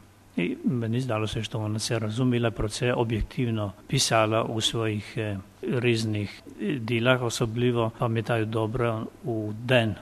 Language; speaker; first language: Ukrainian; non-native, fluent; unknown